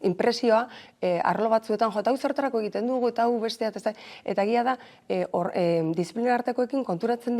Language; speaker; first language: Basque; native; Basque